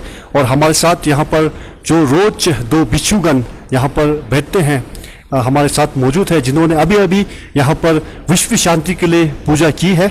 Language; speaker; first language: Hindi; native; Hindi